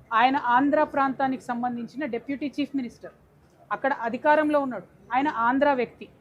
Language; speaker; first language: Telugu; native; Telugu